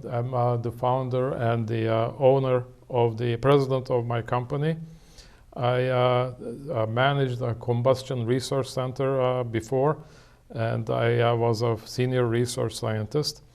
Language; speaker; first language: English; non-native, fluent; Turkish